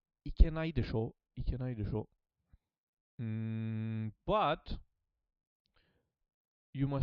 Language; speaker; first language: Japanese; non-native, learner; English